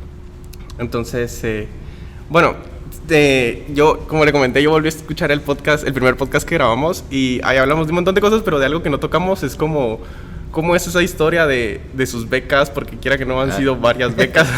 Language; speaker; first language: Spanish; native; Spanish